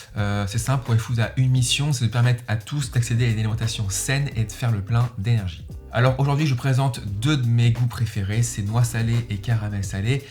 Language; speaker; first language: French; native; French